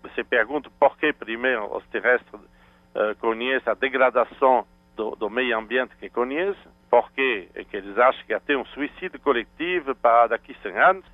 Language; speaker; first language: Portuguese; non-native, fluent; French